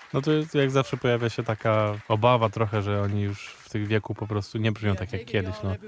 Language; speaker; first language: Polish; native; Polish